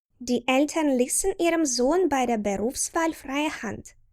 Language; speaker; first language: German; non-native, fluent; Ukrainian